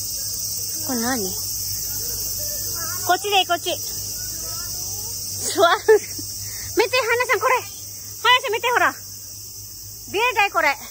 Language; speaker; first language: Japanese; non-native, learner; Filipino